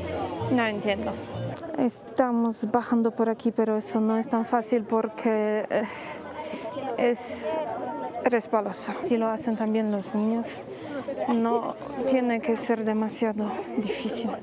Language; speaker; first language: Spanish; non-native, fluent; Polish